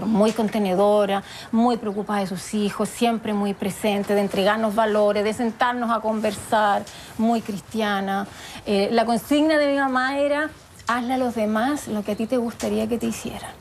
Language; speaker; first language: Spanish; native; Spanish